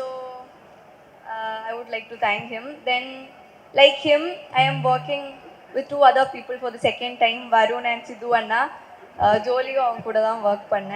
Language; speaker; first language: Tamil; non-native, fluent; Malayalam